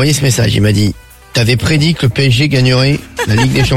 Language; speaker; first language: French; native; French